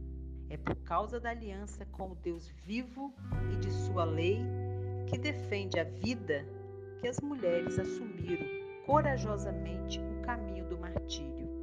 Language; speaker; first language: Portuguese; native; Portuguese